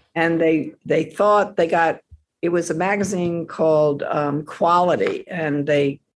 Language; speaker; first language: English; native; English